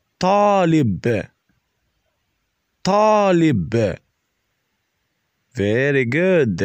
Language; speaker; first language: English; non-native, learner; Arabic